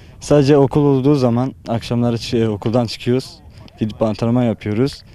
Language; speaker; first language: Turkish; native; Turkish